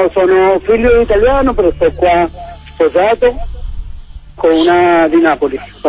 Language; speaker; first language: Italian; early bilingual, heritage; Spanish